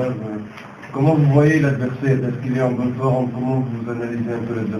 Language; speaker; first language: French; non-native, local second language; Arabic